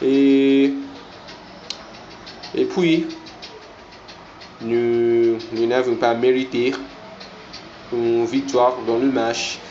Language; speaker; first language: French; non-native, learner; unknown